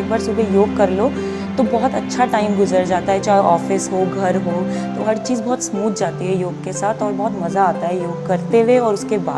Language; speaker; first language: Hindi; native; Hindi